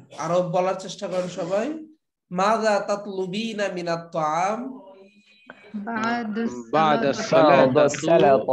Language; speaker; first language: Arabic; non-native, fluent; Bangla